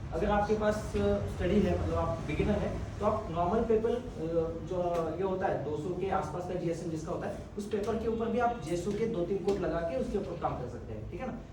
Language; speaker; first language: Hindi; non-native, local second language; Marathi